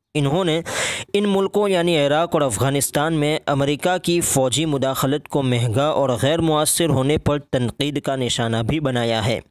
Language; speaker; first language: Urdu; native; Urdu